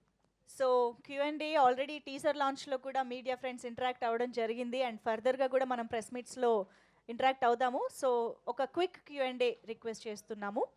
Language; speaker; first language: Telugu; native; Telugu